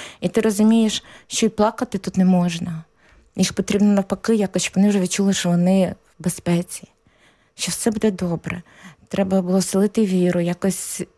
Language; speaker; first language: Ukrainian; native; Ukrainian